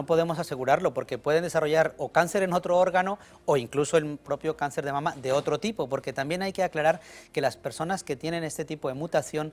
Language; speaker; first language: Spanish; native; Spanish